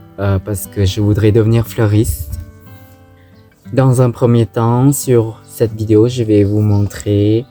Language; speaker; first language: French; non-native, fluent; Thai